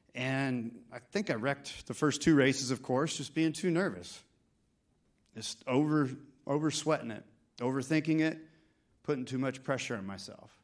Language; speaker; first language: English; native; English